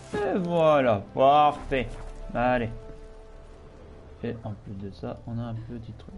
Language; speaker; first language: French; native; French